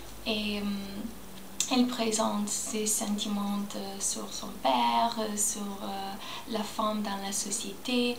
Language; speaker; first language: French; non-native, learner; Spanish